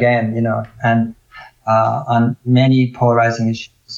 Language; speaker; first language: English; native; English